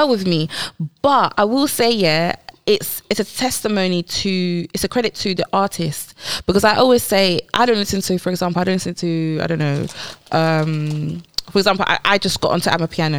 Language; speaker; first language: English; native; English